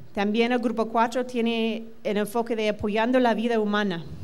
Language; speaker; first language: Spanish; non-native, fluent; English